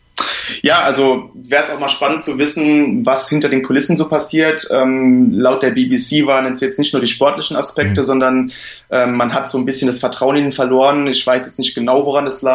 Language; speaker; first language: German; native; German